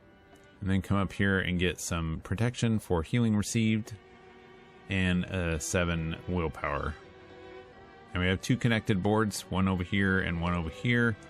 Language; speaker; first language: English; native; English